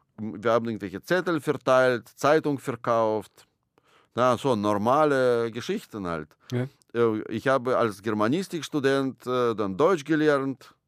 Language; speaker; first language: German; non-native, fluent; Russian